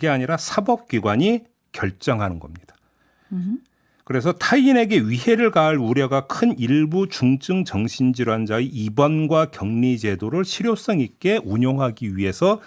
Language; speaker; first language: Korean; native; Korean